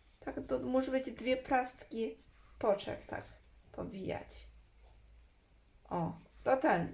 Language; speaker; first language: Polish; non-native, learner; Chinese